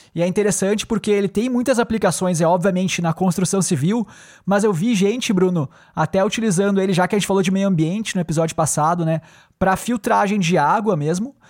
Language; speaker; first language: Portuguese; native; Portuguese